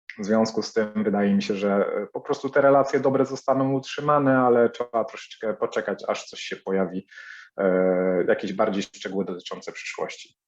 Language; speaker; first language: Polish; native; Polish